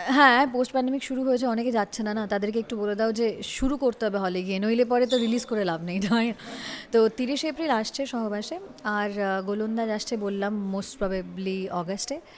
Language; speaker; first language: Bangla; native; Bangla